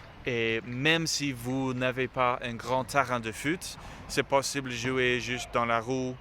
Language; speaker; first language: French; non-native, learner; English